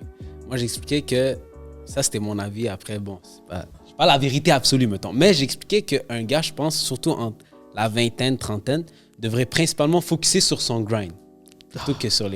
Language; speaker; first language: French; native; French